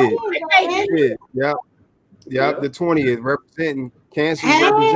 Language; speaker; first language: English; native; English